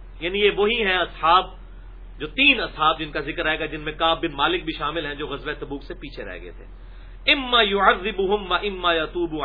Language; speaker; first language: Urdu; non-native, local second language; Punjabi